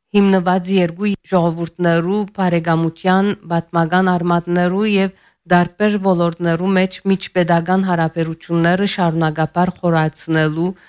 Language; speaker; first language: Armenian; early bilingual, heritage; Armenian